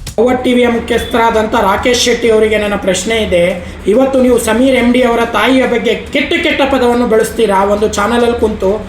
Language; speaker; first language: Kannada; non-native, local second language; Lambadi